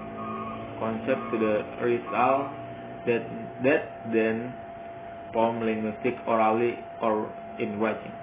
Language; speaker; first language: English; non-native, learner; Indonesian